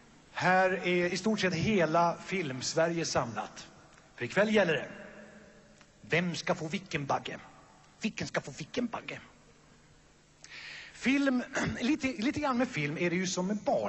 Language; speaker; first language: Swedish; native; Swedish